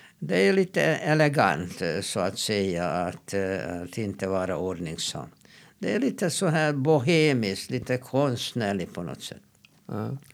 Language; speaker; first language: Swedish; non-native, fluent; Hungarian